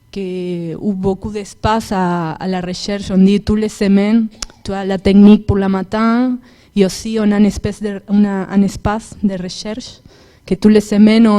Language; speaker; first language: French; non-native, fluent; Spanish